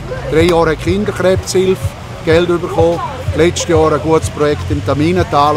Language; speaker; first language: German; native; German